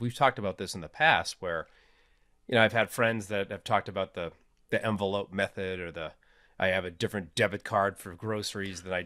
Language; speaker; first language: English; native; English